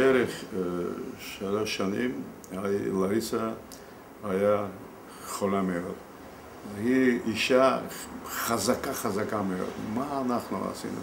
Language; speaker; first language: Hebrew; non-native, learner; Russian